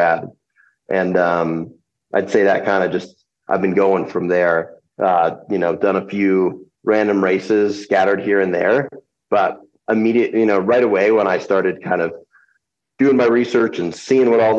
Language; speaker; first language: English; native; English